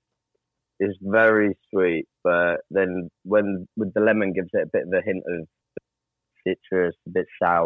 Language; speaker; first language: English; native; English